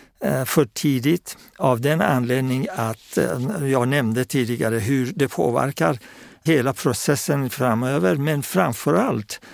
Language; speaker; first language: Swedish; non-native, fluent; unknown